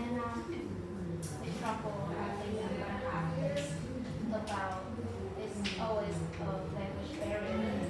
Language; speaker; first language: English; non-native, learner; Vietnamese